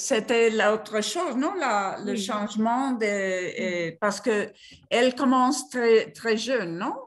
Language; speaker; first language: French; non-native, fluent; Spanish